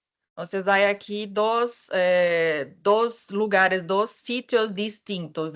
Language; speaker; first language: Spanish; non-native, fluent; Portuguese